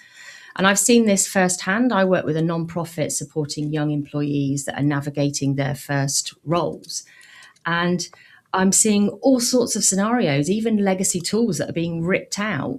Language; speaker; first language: English; native; English